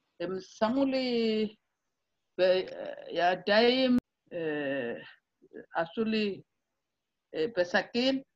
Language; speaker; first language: Hebrew; non-native, fluent; Amharic